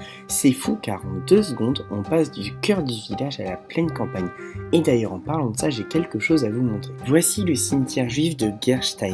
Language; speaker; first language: French; native; French